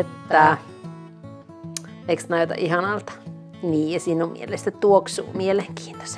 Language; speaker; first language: Finnish; native; Finnish